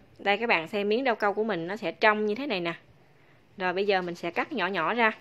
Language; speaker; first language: Vietnamese; native; Vietnamese